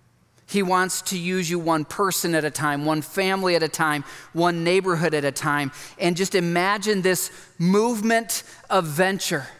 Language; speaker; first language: English; native; English